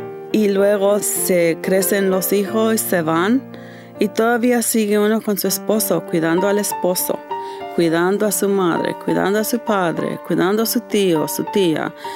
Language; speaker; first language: Spanish; early bilingual, heritage; Spanish